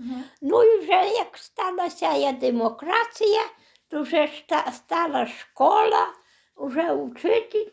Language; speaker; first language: Polish; non-native, local second language; Belarusian